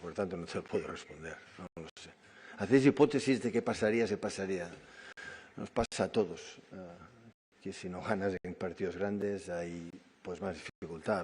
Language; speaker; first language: Spanish; native; Spanish